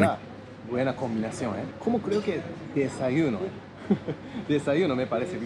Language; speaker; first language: Spanish; non-native, fluent; Japanese